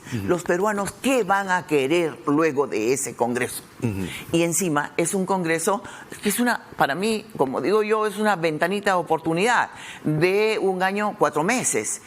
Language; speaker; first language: Spanish; native; Spanish